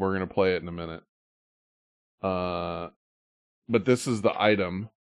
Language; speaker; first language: English; native; English